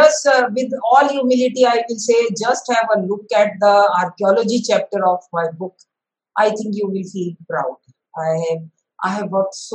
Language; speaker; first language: English; non-native, local second language; Hindi